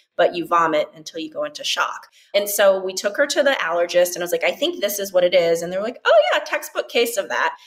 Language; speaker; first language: English; native; English